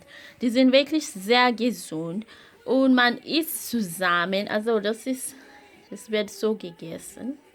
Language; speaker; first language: German; non-native, fluent; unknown